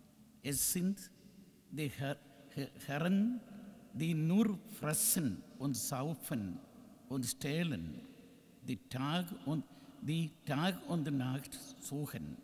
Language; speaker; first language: German; non-native, learner; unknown